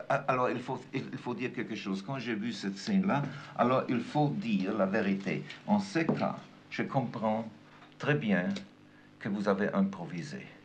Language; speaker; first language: French; non-native, fluent; German